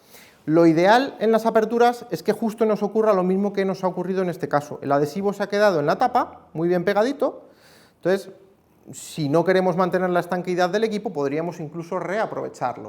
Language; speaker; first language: Spanish; native; Spanish